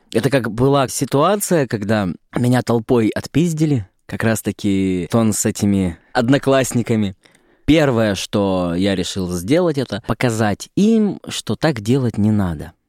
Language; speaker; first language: Russian; native; Russian